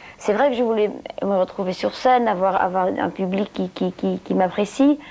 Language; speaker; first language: French; non-native, local second language; Dutch